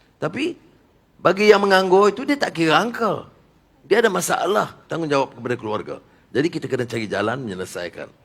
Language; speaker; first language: Malay; native; Malay